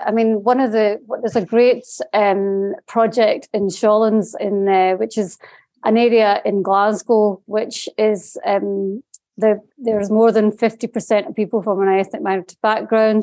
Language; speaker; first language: English; native; English